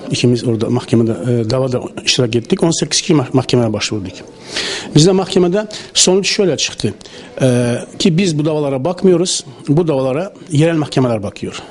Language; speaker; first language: Turkish; early bilingual, heritage; Turkish